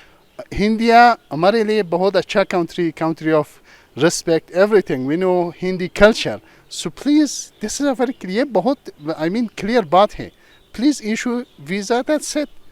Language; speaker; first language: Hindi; non-native, learner; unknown